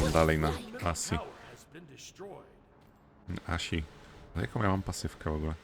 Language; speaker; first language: Polish; native; Polish